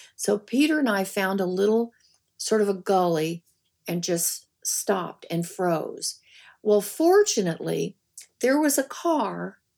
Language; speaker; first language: English; native; English